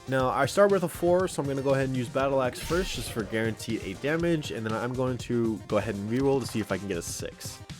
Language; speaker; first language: English; native; English